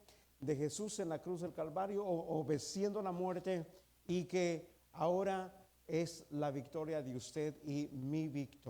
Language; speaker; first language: Spanish; native; Spanish